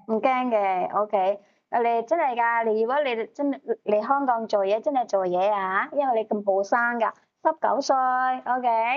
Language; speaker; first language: Cantonese; native; Cantonese